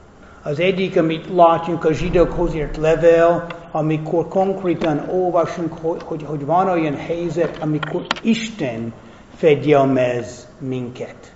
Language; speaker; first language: Hungarian; non-native, fluent; English